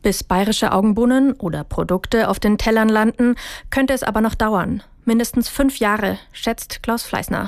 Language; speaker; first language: German; native; German